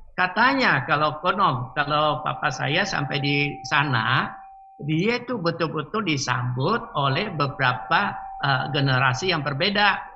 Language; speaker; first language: Indonesian; native; Indonesian